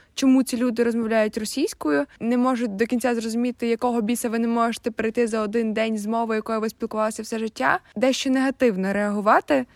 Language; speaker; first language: Ukrainian; native; Ukrainian